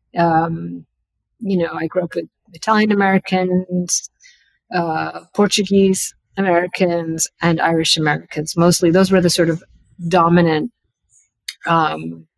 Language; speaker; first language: English; early bilingual, other home language; Bangla